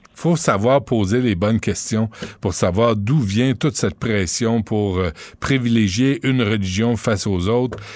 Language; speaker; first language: French; native; French